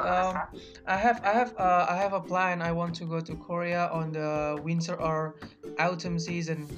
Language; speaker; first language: English; non-native, learner; Indonesian